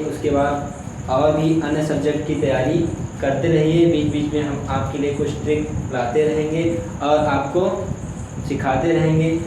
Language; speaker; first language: Hindi; native; Hindi